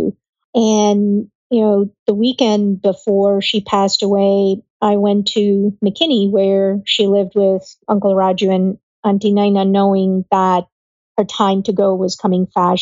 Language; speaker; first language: English; non-native, local second language; Gujarati